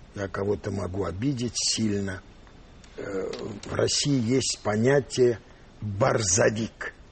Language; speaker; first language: Russian; non-native, local second language; Armenian